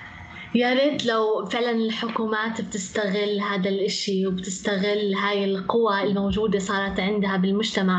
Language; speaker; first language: Arabic; native; Arabic